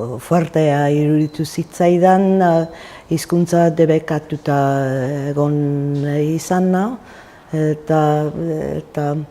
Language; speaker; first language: Basque; non-native, fluent; English